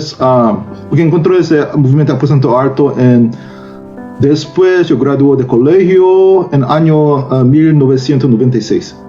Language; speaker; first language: Spanish; non-native, learner; Korean